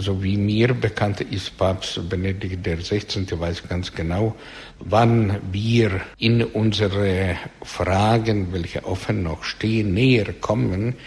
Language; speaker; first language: German; non-native, learner; Russian